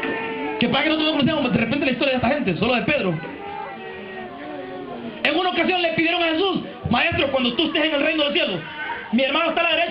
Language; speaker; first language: Spanish; native; Spanish